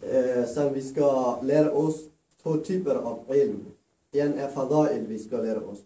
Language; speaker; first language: Swedish; non-native, fluent; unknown